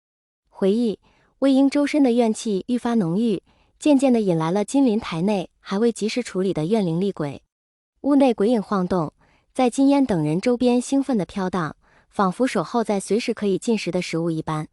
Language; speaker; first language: Chinese; native; Chinese